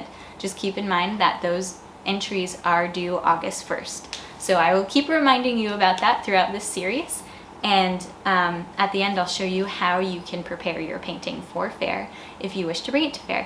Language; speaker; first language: English; native; English